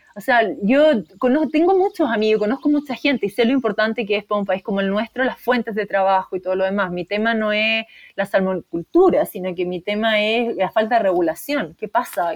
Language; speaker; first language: Spanish; native; Spanish